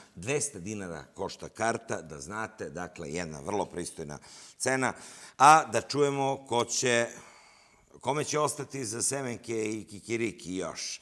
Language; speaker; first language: Serbian; native; Serbian